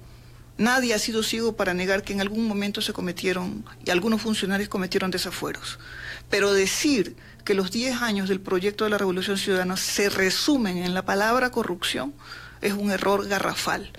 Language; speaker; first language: Spanish; native; Spanish